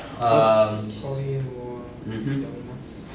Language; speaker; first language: Japanese; non-native, learner; English